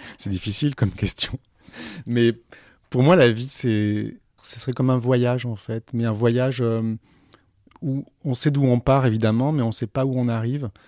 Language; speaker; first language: French; native; French